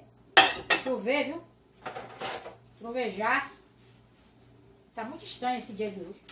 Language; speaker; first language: Portuguese; native; Portuguese